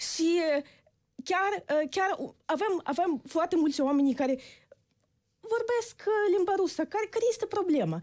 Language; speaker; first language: Romanian; non-native, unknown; Ukrainian